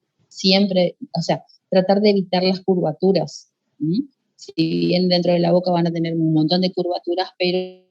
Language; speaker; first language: Spanish; native; Spanish